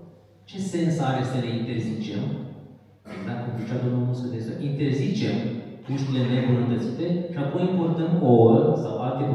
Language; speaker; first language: Romanian; native; Romanian